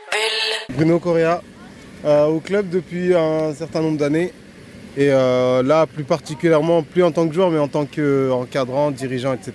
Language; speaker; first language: French; native; French